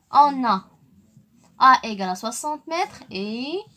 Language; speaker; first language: French; non-native, local second language; Arabic